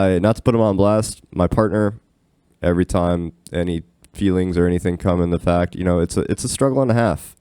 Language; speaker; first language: English; native; English